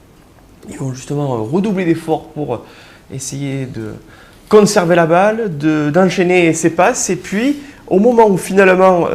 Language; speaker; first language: French; native; French